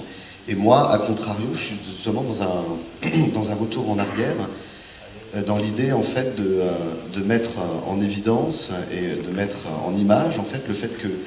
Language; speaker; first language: French; native; French